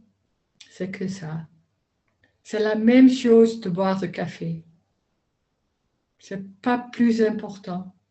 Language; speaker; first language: French; non-native, learner; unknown